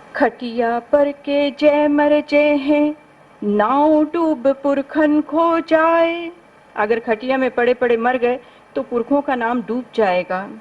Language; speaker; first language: Hindi; native; Hindi